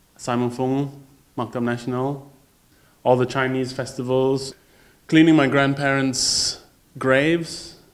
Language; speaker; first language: English; native; English